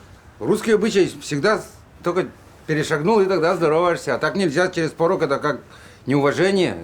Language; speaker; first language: Russian; native; Russian